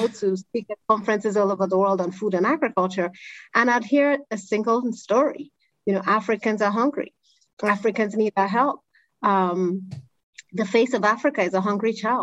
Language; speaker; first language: English; non-native, local second language; Igbo